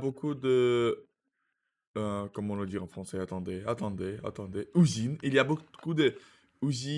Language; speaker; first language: French; non-native, learner; Russian